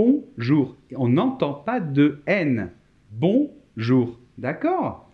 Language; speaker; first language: French; native; French